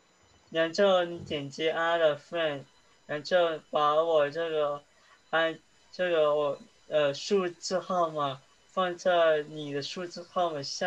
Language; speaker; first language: Chinese; early bilingual, heritage; Chinese